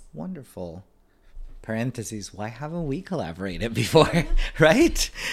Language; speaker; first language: English; non-native, fluent; Spanish